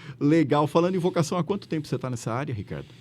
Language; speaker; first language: Portuguese; native; Portuguese